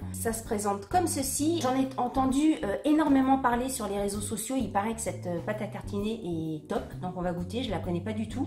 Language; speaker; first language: French; native; French